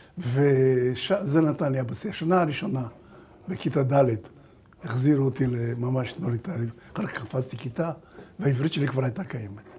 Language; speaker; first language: Hebrew; early bilingual, other home language; Bulgarian